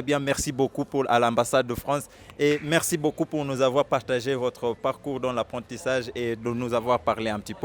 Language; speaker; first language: French; non-native, fluent; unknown